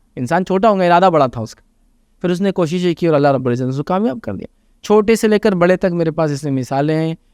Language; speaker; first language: Urdu; native; Urdu